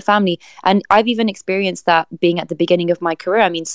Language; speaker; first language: English; native; English